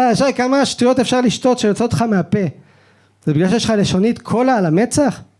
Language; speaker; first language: Hebrew; early bilingual, other home language; French